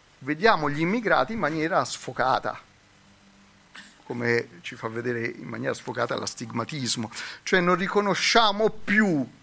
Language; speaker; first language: Italian; native; Italian